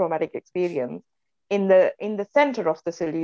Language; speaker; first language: English; non-native, local second language; Sinhala